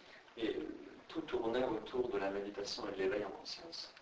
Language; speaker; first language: French; native; French